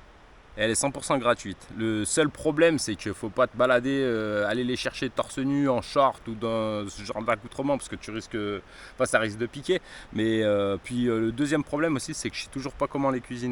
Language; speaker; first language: French; native; French